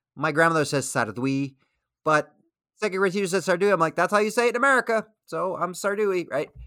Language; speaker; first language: English; early bilingual, other home language; Spanish